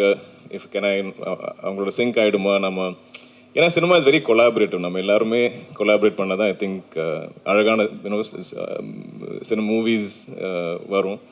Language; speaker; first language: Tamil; non-native, local second language; Malayalam